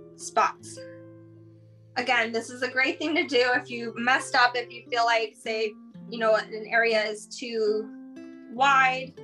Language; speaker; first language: English; native; English